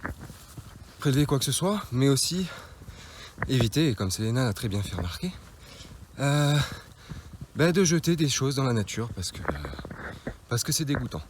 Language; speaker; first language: French; native; French